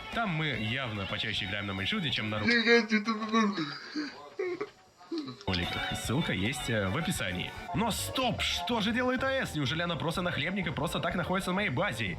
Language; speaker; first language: Russian; native; Russian